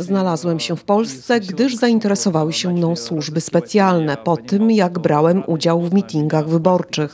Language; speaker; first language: Polish; non-native, fluent; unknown